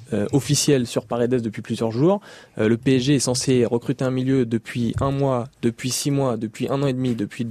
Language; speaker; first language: French; native; French